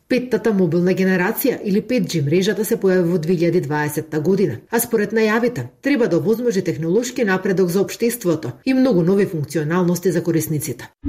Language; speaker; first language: Macedonian; native; Macedonian